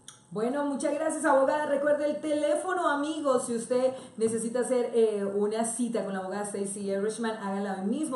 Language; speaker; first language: Spanish; native; Spanish